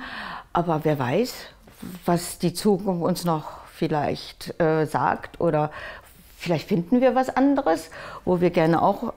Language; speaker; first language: German; early bilingual, other home language; Japanese